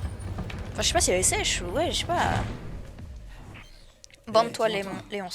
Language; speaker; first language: French; native; French